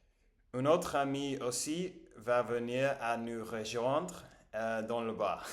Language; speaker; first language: French; non-native, learner; English